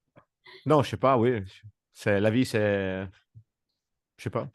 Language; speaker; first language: French; non-native, fluent; Italian